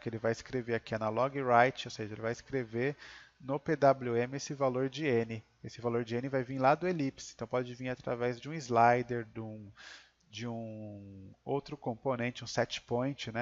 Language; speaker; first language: Portuguese; native; Portuguese